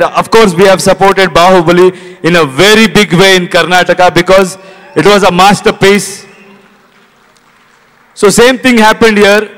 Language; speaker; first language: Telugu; non-native, learner; Kannada